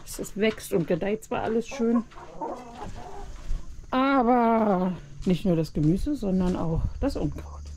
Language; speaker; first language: German; native; German